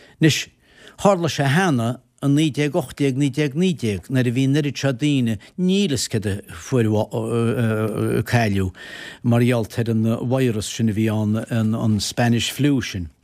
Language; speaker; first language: Irish; native; Irish